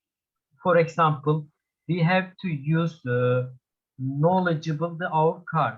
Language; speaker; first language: English; non-native, learner; Turkish